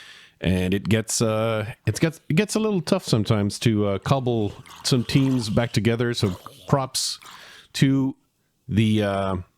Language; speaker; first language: English; native; English